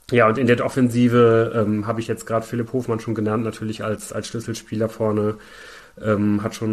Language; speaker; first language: German; native; German